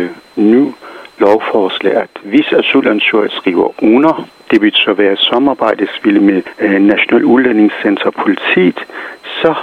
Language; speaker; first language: Danish; non-native, fluent; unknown